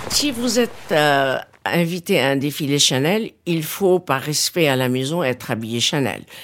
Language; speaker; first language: French; non-native, local second language; Arabic